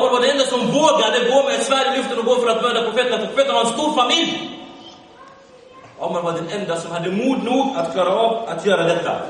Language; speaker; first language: Swedish; early bilingual, other home language; Arabic